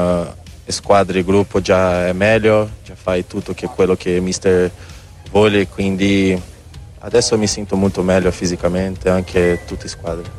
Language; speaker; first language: Italian; non-native, learner; Portuguese